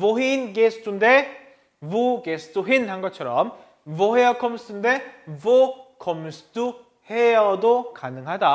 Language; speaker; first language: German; non-native, fluent; Korean